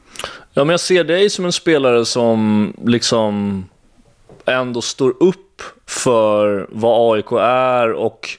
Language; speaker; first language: Swedish; native; Swedish